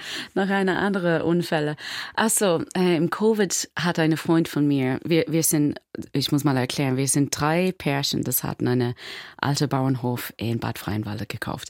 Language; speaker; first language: German; non-native, learner; English